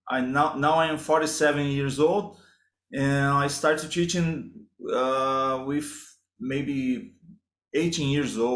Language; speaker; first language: English; non-native, learner; Portuguese